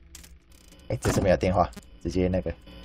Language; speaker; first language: Chinese; native; Chinese